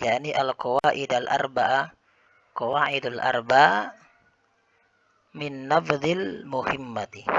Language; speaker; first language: Arabic; non-native, fluent; Indonesian